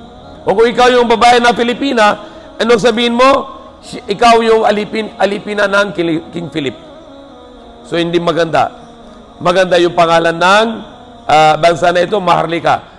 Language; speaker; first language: Filipino; non-native, fluent; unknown